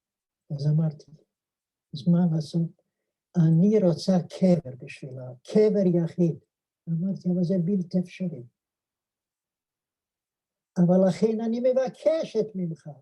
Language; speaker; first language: Hebrew; non-native, fluent; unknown